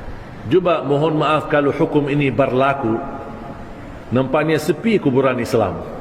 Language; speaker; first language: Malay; non-native, fluent; Arabic